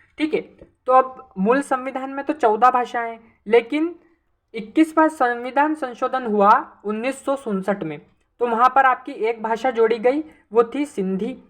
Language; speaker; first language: Hindi; native; Hindi